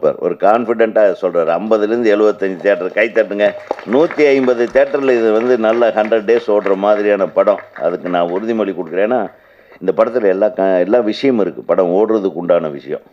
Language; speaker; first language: Tamil; native; Tamil